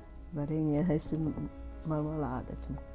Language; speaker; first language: German; non-native, learner; Russian